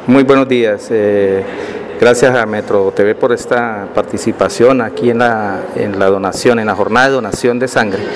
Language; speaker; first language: Spanish; native; Spanish